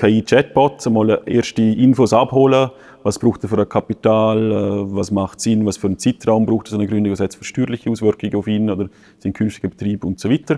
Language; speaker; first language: German; native; German